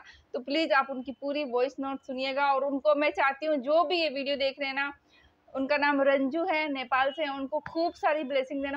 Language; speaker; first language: Hindi; native; Hindi